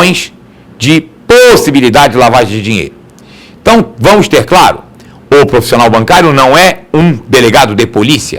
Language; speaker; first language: Portuguese; native; Portuguese